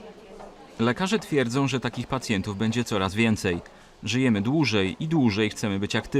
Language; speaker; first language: Polish; native; Polish